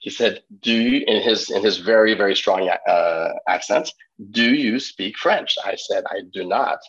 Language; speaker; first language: English; native; English